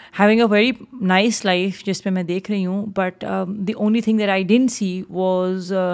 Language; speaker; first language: Urdu; native; Urdu